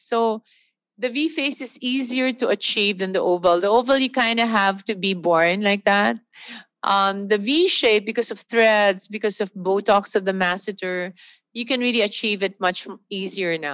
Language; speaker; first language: English; non-native, local second language; Filipino